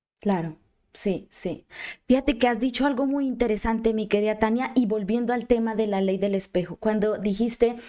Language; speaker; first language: Spanish; native; Spanish